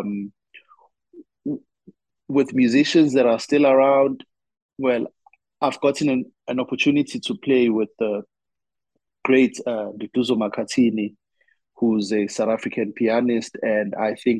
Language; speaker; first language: English; non-native, local second language; Zulu